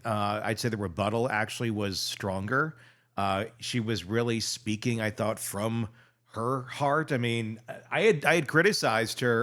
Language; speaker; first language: English; native; English